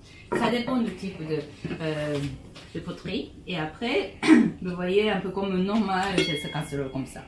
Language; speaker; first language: French; non-native, learner; Japanese